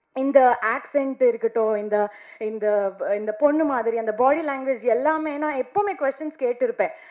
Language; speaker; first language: Tamil; non-native, learner; Kannada